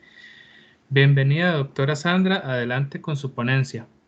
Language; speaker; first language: Spanish; native; Spanish